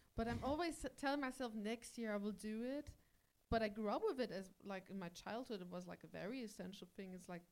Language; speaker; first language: English; early bilingual, heritage; English